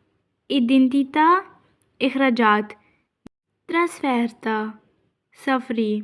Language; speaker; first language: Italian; non-native, fluent; Urdu